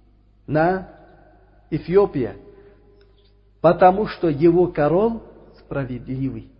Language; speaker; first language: Russian; non-native, learner; Uzbek